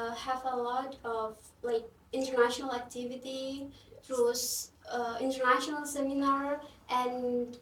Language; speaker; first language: English; non-native, learner; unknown